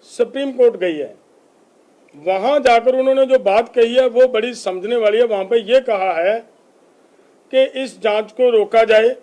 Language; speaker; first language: Hindi; non-native, local second language; Punjabi